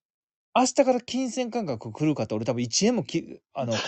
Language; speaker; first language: Japanese; native; Japanese